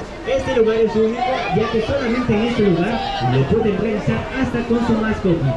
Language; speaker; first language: Spanish; native; Spanish